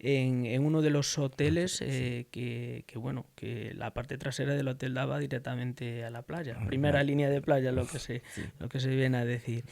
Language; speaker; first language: Spanish; native; Spanish